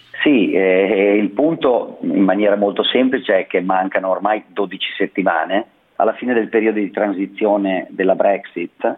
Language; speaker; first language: Italian; native; Italian